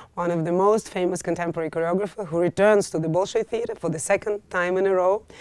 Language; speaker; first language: English; non-native, fluent; Russian